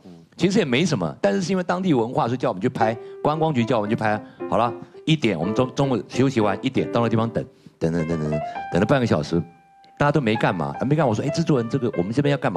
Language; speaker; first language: Chinese; native; Chinese